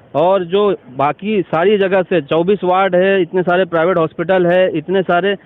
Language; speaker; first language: Hindi; non-native, local second language; Urdu